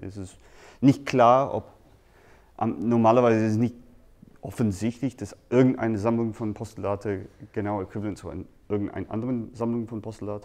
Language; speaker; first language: German; non-native, fluent; English